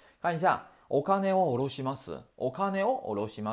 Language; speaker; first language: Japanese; non-native, fluent; Chinese